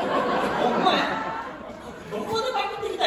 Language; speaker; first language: Japanese; native; Japanese